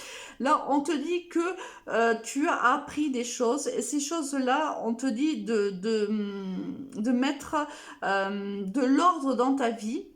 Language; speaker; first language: French; native; French